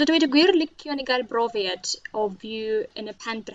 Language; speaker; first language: Welsh; non-native, learner; Russian